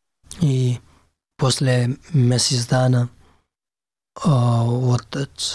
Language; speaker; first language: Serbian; non-native, learner; Pashto